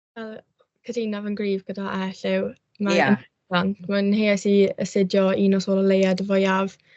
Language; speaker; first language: Welsh; non-native, local second language; English